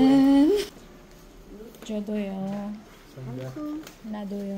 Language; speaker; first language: Korean; non-native, learner; Filipino